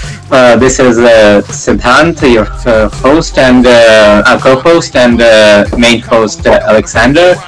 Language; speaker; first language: English; non-native, local second language; Hindi